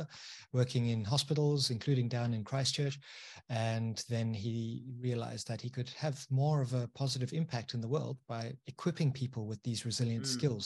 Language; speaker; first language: English; native; English